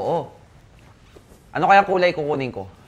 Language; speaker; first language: Filipino; native; Filipino